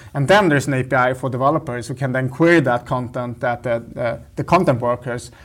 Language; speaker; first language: English; non-native, fluent; Swedish